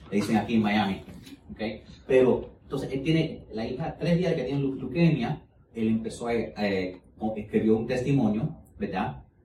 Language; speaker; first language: Spanish; early bilingual, heritage; Spanish